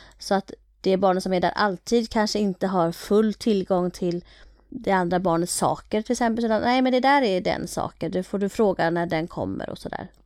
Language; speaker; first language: Swedish; early bilingual, other home language; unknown